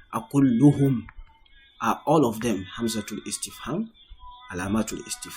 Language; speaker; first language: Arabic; non-native, fluent; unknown